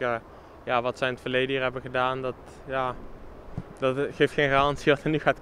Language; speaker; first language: Dutch; native; Dutch